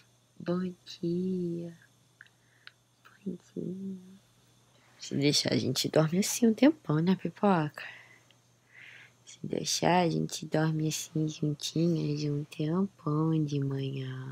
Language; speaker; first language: Portuguese; native; Portuguese